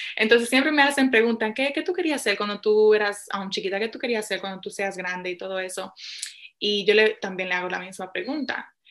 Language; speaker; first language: Spanish; early bilingual, heritage; Spanish